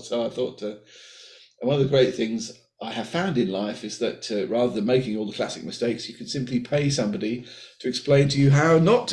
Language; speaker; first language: English; native; English